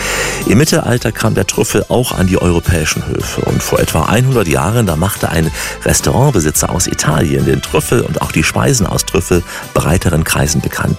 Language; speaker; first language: German; native; German